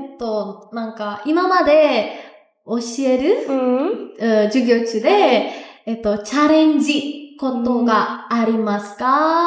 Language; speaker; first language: Japanese; non-native, learner; Indonesian